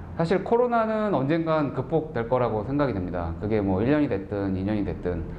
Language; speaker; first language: Korean; native; Korean